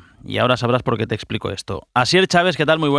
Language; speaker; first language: Spanish; native; Spanish